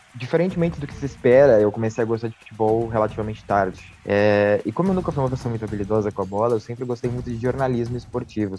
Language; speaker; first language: Portuguese; native; Portuguese